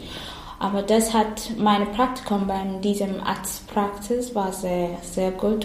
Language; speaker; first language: German; non-native, learner; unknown